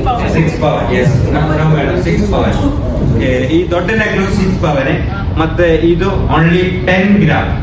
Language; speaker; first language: Kannada; non-native, local second language; Malayalam